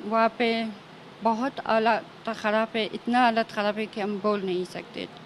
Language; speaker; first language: Hindi; non-native, fluent; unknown